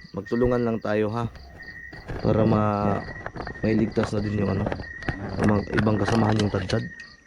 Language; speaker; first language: Filipino; non-native, local second language; Hiligaynon